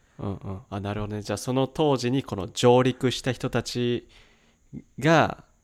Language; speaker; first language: Japanese; native; Japanese